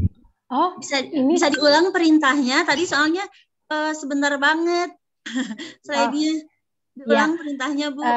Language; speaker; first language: Indonesian; native; Indonesian